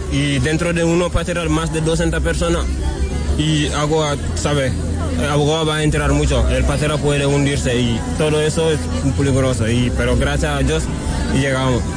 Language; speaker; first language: Spanish; non-native, learner; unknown